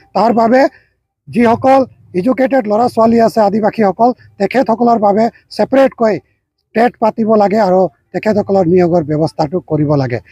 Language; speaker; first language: Assamese; non-native, local second language; Sadri